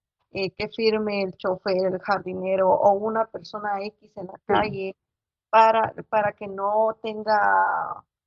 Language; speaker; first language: Spanish; native; Spanish